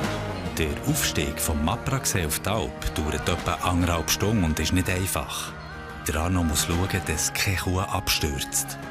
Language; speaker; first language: German; native; German